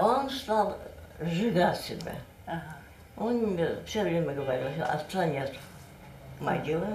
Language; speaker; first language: Russian; non-native, local second language; Azerbaijani